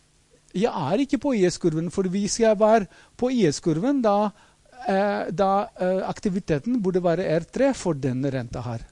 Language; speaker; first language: Norwegian; non-native, fluent; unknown